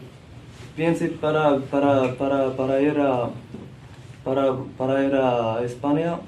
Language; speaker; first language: Spanish; non-native, learner; Central Atlas Tamazight